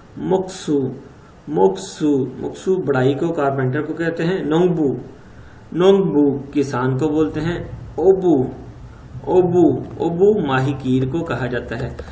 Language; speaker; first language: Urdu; native; Urdu